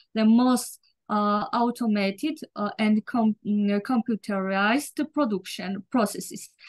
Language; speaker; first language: English; non-native, learner; Georgian